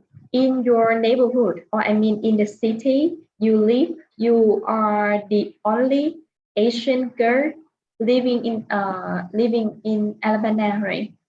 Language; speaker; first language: English; non-native, fluent; Vietnamese